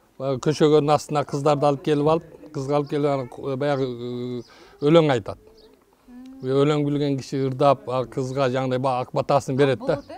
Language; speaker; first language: Kyrgyz; early bilingual, heritage; Kyrgyz